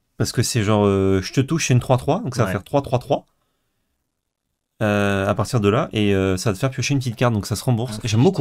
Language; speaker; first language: French; native; French